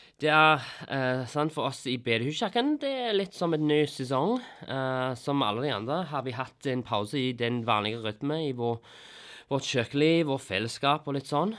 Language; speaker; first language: Norwegian; non-native, fluent; English